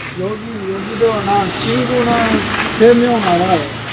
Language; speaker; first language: Korean; non-native, learner; Sinhala